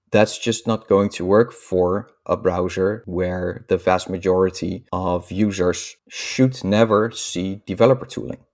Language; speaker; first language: English; non-native, fluent; Dutch